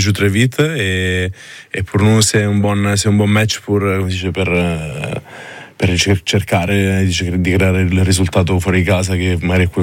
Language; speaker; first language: French; non-native, learner; Italian